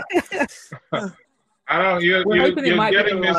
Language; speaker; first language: English; non-native, local second language; Ewe